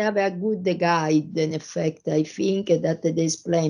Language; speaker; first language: English; non-native, learner; Italian